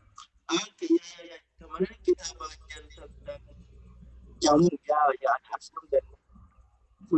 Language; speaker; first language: Indonesian; non-native, fluent; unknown